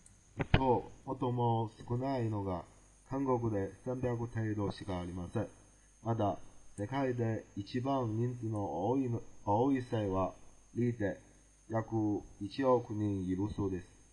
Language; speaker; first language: Japanese; non-native, learner; Chinese